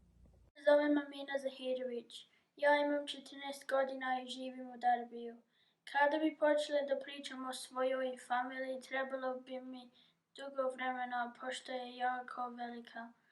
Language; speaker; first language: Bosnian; early bilingual, heritage; English